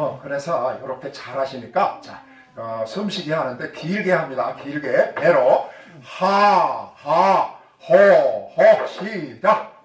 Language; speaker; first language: Korean; native; Korean